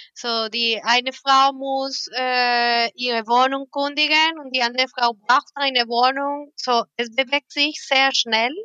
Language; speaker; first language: German; non-native, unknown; Spanish